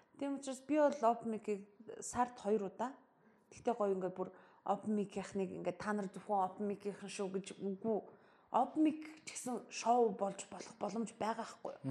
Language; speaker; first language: Mongolian; early bilingual, heritage; Mongolian